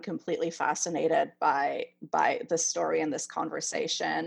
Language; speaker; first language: English; non-native, fluent; French